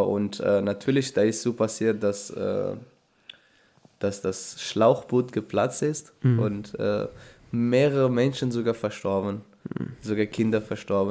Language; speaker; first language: German; non-native, fluent; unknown